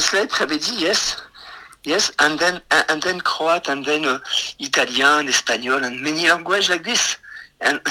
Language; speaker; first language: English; non-native, learner; French